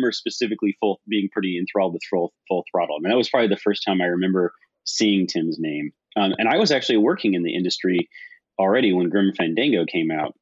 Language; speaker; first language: English; native; English